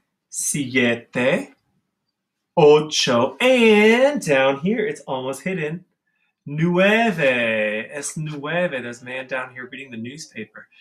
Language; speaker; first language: English; native; English